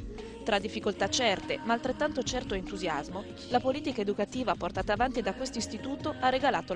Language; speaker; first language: Italian; native; Italian